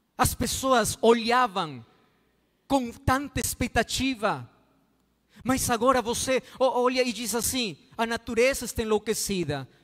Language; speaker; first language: Portuguese; non-native, fluent; Spanish